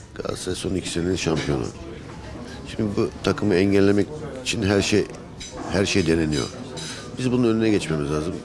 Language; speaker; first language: Turkish; early bilingual, heritage; Turkish